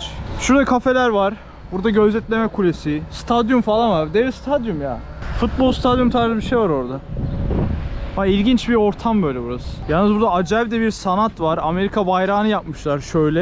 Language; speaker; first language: Turkish; native; Turkish